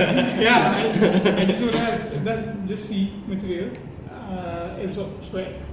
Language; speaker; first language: English; non-native, local second language; Malay